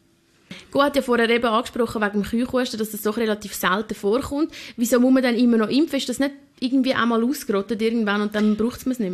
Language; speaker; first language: German; native; German